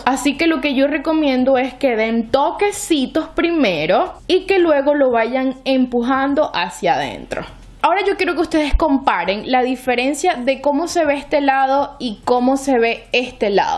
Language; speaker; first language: Spanish; native; Spanish